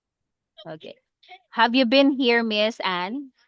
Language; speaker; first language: English; non-native, local second language; Cebuano